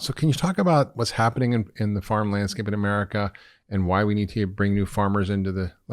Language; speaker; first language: English; native; English